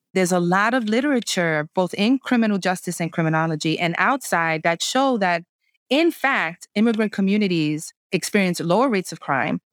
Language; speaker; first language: English; native; English